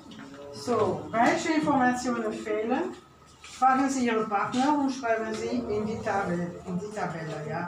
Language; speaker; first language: German; non-native, fluent; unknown